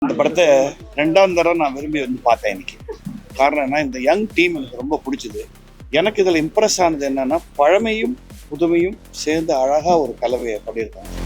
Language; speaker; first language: Tamil; native; Tamil